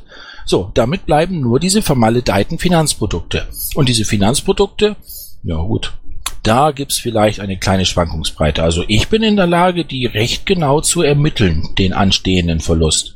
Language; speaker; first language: German; native; German